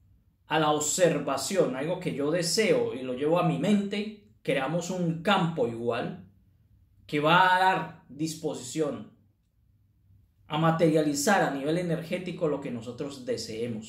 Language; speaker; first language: Spanish; native; Spanish